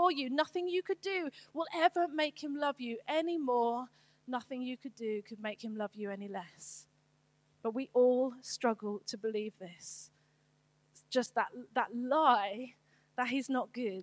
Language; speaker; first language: English; native; English